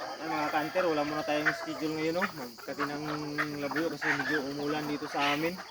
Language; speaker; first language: Filipino; non-native, local second language; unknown